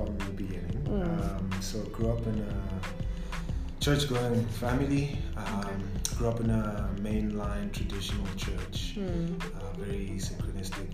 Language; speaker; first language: English; non-native, local second language; Zulu